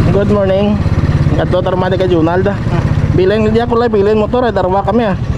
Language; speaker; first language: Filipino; non-native, local second language; Hiligaynon